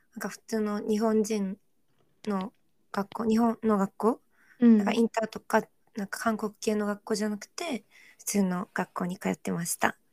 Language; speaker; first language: Japanese; early bilingual, other home language; Korean